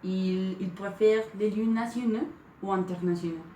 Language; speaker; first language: French; non-native, learner; Spanish